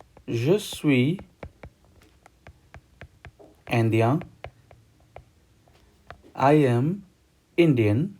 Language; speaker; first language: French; non-native, learner; Hindi